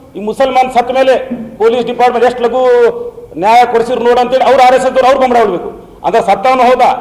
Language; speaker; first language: Kannada; non-native, local second language; Urdu